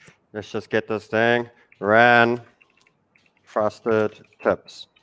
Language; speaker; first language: English; native; English